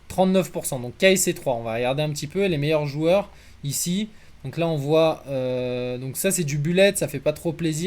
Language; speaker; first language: French; native; French